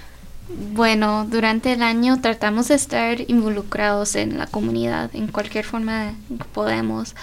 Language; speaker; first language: Spanish; early bilingual, heritage; Spanish